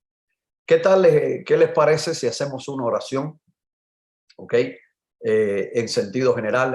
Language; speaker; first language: Spanish; native; Spanish